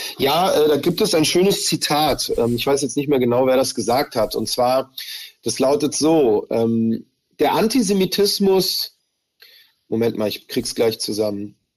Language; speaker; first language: German; early bilingual, other home language; Hebrew